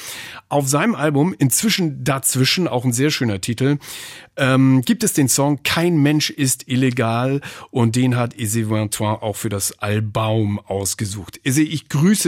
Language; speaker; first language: German; native; German